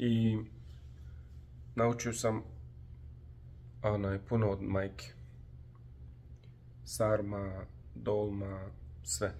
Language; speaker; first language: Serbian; non-native, learner; Turkish